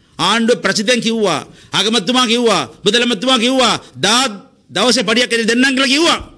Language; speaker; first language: Sinhala; non-native, local second language; Tamil